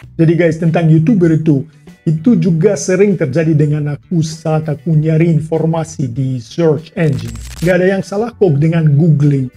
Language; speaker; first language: Indonesian; non-native, fluent; Russian